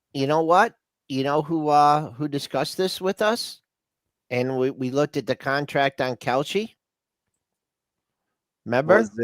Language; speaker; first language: English; native; English